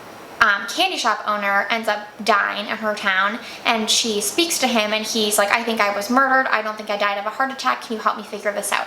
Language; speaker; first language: English; native; English